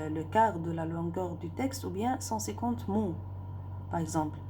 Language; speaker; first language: French; non-native, local second language; Arabic